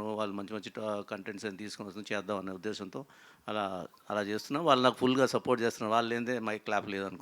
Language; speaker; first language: Telugu; native; Telugu